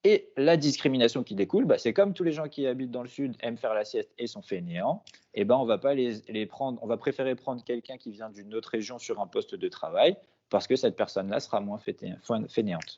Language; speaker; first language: French; native; French